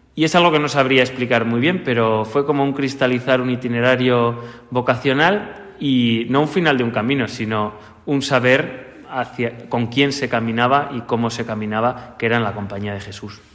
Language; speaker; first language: Spanish; native; Spanish